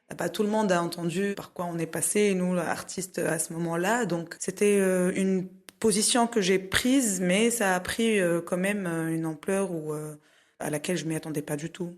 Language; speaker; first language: French; non-native, local second language; Arabic